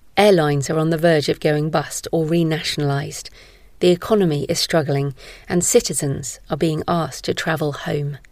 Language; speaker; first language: English; native; English